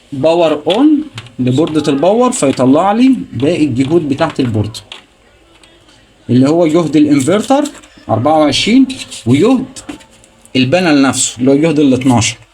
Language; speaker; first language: Arabic; native; Arabic